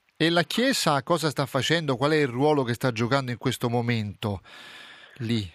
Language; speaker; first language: Italian; native; Italian